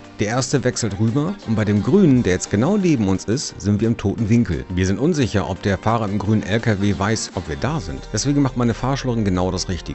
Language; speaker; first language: German; native; German